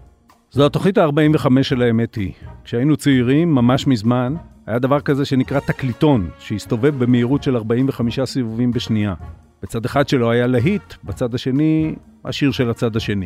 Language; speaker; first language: Hebrew; native; Hebrew